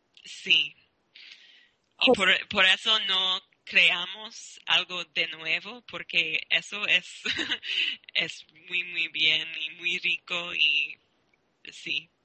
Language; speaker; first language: Spanish; non-native, learner; English